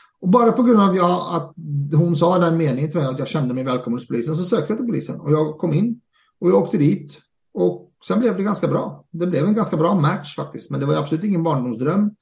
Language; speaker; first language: Swedish; early bilingual, other home language; Arabic